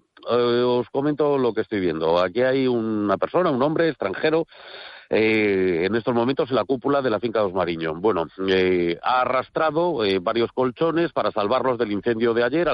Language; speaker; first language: Spanish; native; Spanish